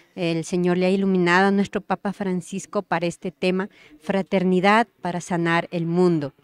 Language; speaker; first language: Spanish; native; Spanish